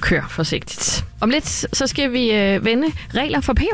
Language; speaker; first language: Danish; native; Danish